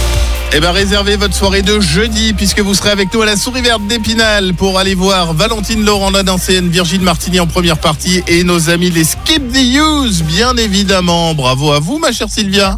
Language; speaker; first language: French; native; French